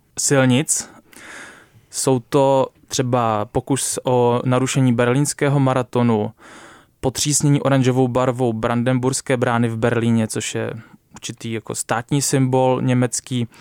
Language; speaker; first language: Czech; native; Czech